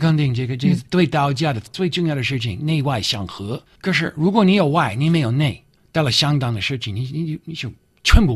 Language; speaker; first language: Chinese; non-native, learner; English